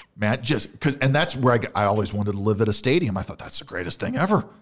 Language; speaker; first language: English; native; English